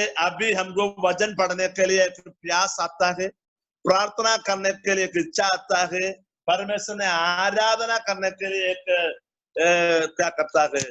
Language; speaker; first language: Hindi; non-native, learner; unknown